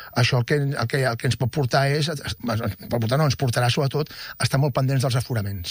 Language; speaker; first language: Catalan; native; Catalan